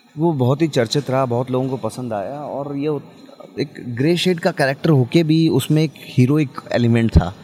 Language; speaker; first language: Hindi; native; Hindi